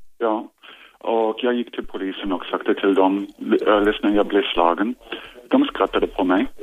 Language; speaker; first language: Swedish; non-native, learner; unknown